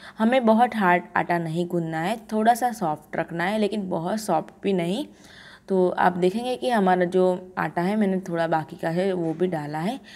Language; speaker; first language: Hindi; non-native, local second language; Gujarati